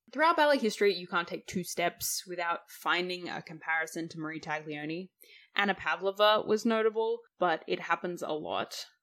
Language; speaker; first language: English; native; English